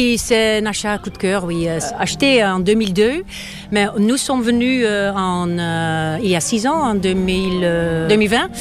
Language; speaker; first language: French; non-native, fluent; Dutch